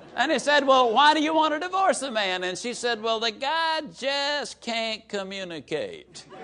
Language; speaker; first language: English; native; English